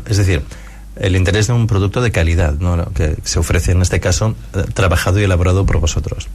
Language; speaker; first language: Spanish; native; Spanish